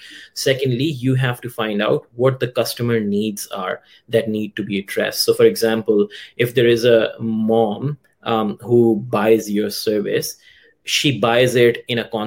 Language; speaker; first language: English; non-native, local second language; Urdu